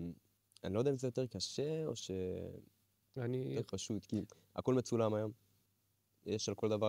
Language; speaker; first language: Hebrew; native; Hebrew